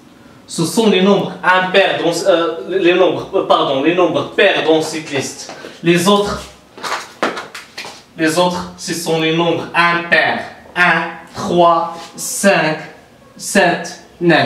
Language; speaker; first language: French; non-native, local second language; Arabic